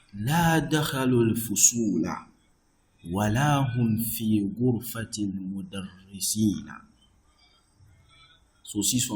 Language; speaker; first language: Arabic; non-native, fluent; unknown